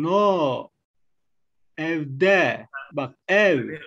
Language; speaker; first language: Turkish; non-native, fluent; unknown